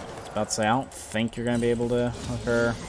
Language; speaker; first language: English; native; English